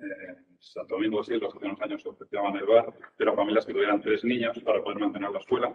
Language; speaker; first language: Spanish; native; Spanish